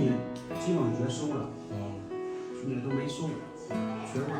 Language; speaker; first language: Chinese; native; Chinese